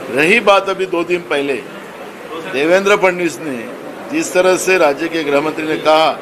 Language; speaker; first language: Hindi; non-native, local second language; Marathi